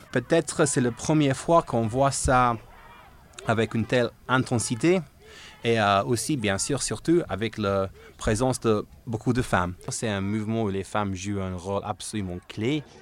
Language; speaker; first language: French; non-native, fluent; English